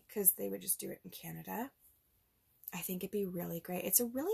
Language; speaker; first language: English; native; English